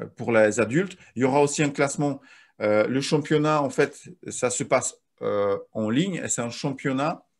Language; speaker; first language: French; non-native, fluent; Polish